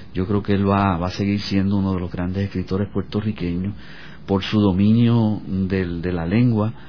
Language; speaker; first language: Spanish; native; Spanish